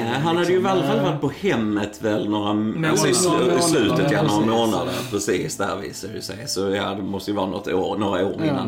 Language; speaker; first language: Swedish; native; Swedish